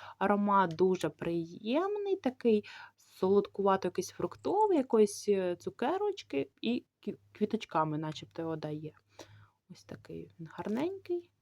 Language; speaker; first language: Ukrainian; native; Ukrainian